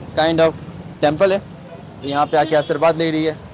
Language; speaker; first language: Hindi; native; Hindi